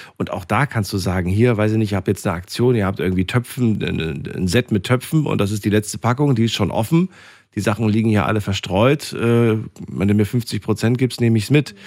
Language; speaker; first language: German; native; German